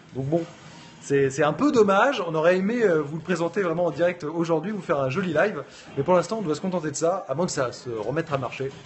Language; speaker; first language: French; native; French